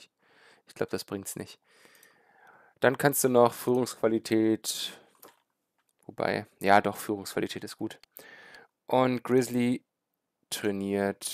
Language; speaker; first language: German; native; German